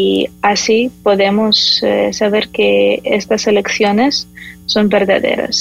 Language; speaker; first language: Spanish; non-native, fluent; Ukrainian